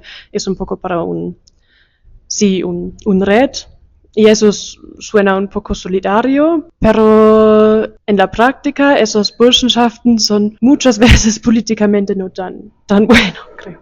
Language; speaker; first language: Spanish; non-native, fluent; German